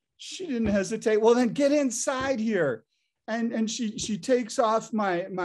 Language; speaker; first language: English; native; English